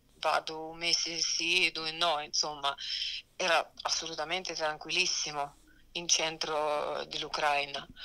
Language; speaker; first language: Italian; non-native, fluent; Ukrainian